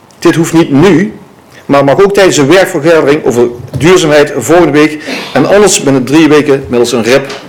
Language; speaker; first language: Dutch; native; Dutch